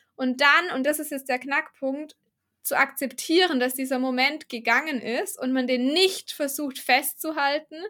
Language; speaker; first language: German; native; German